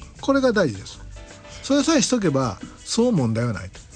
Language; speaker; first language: Japanese; native; Japanese